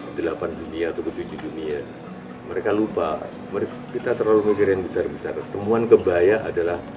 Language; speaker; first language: Indonesian; non-native, local second language; Javanese